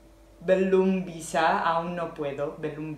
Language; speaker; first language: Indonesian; non-native, fluent; Spanish